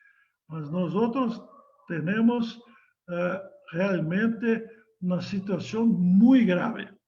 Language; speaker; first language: Spanish; non-native, learner; Portuguese